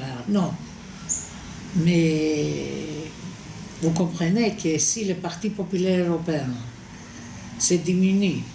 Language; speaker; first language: French; non-native, fluent; Greek